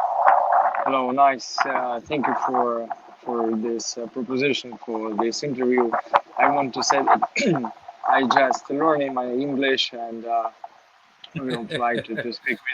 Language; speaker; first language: English; non-native, learner; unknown